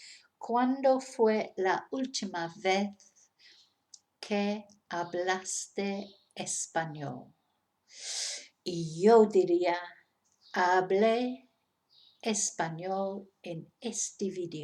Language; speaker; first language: Spanish; non-native, fluent; English